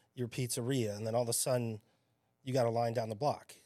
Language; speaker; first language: English; native; English